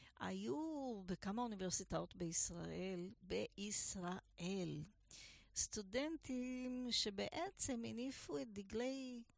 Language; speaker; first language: Hebrew; non-native, fluent; Portuguese